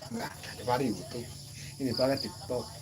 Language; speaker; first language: Indonesian; native; Indonesian